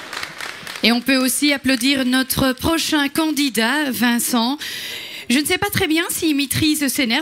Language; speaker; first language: French; native; French